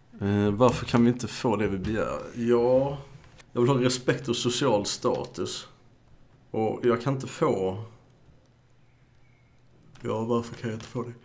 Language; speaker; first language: Swedish; native; Swedish